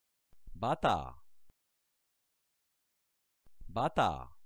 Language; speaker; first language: Japanese; non-native, learner; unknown